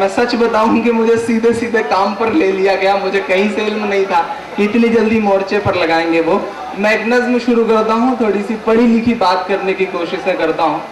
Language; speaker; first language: Hindi; native; Hindi